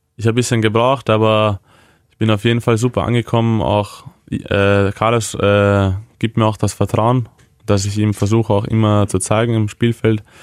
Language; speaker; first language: German; early bilingual, other home language; Croatian